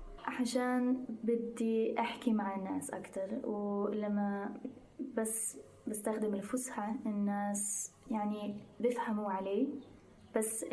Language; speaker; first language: Arabic; non-native, fluent; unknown